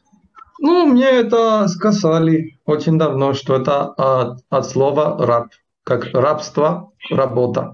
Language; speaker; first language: Russian; non-native, fluent; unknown